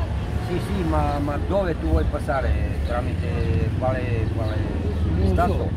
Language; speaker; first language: Italian; non-native, learner; Serbian